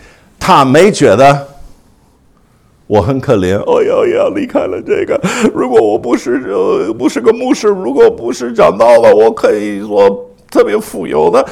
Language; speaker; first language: Chinese; non-native, fluent; English